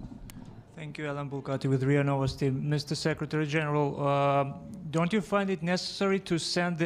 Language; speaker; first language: English; non-native, fluent; Russian